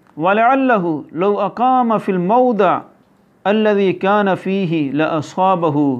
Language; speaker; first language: Arabic; non-native, fluent; Urdu